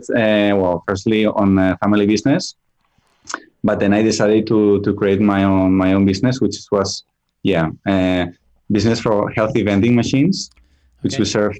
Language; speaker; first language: English; non-native, fluent; Spanish